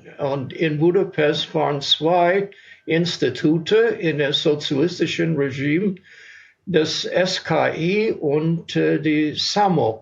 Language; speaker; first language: German; non-native, fluent; English